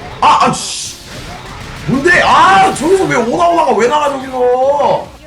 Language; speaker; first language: Korean; native; Korean